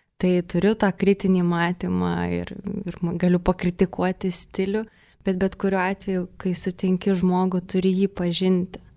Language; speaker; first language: Lithuanian; early bilingual, heritage; Russian